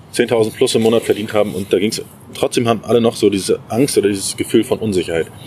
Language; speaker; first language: German; native; German